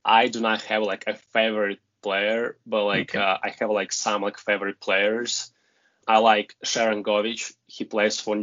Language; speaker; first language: English; non-native, fluent; Russian